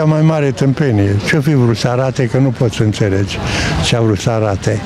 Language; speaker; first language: Romanian; native; Romanian